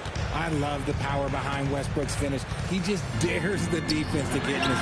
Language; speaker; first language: English; native; English